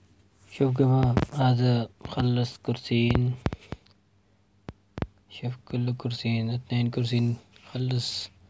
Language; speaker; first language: Arabic; non-native, learner; Urdu